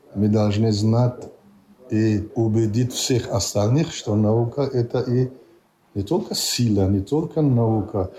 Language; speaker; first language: Russian; non-native, local second language; Tajik